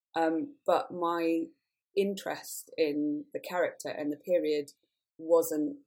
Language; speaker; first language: English; native; English